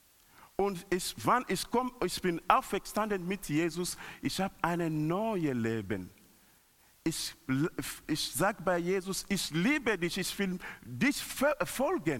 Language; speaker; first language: German; non-native, learner; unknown